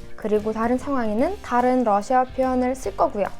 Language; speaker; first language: Korean; non-native, fluent; Russian